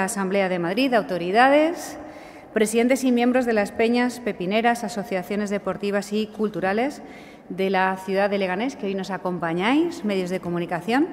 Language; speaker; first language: Spanish; native; Spanish